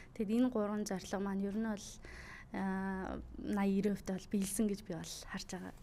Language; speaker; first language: Mongolian; native; Mongolian